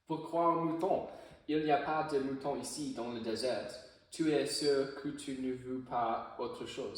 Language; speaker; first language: French; non-native, learner; English